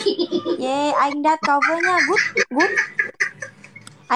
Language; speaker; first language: Vietnamese; non-native, learner; Indonesian